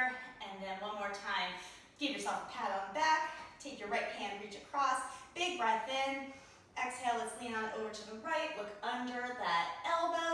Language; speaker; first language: English; native; English